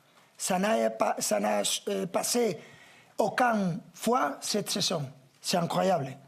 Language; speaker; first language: French; non-native, fluent; Spanish